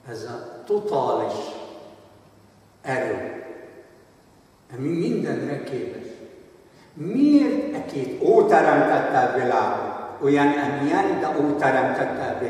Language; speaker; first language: Hungarian; non-native, fluent; Arabic